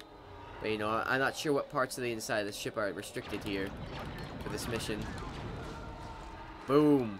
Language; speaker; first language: English; native; English